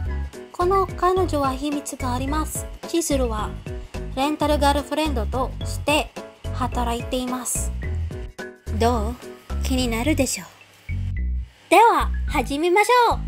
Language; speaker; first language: Japanese; non-native, learner; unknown